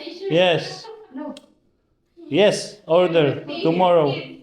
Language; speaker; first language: English; non-native, learner; Polish